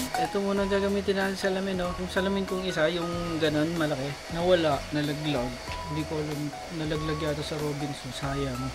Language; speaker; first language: Filipino; non-native, local second language; Hiligaynon